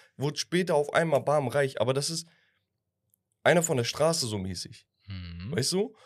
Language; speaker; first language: German; early bilingual, other home language; Turkish